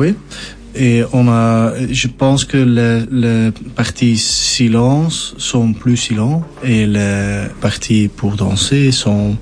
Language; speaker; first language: French; non-native, local second language; Dutch